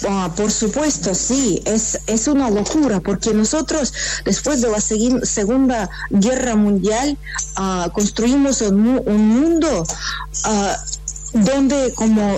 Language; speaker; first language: Spanish; non-native, fluent; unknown